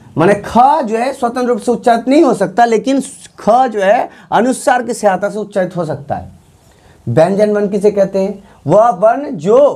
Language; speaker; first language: Hindi; non-native, local second language; Bangla